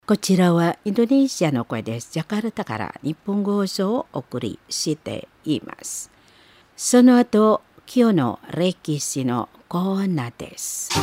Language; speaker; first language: Japanese; non-native, learner; Indonesian